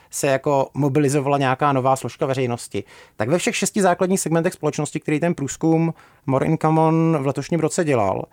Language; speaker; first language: Czech; native; Czech